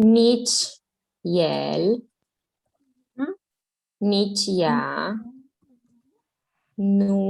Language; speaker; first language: Romanian; non-native, learner; Spanish